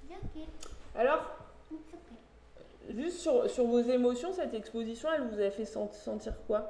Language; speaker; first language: French; native; French